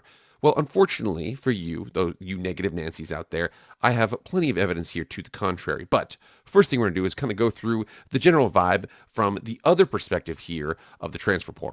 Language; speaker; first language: English; native; English